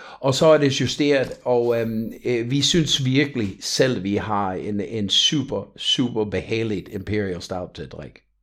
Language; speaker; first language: Danish; non-native, fluent; English